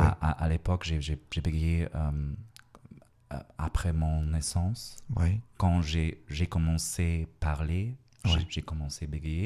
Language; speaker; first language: French; non-native, learner; Russian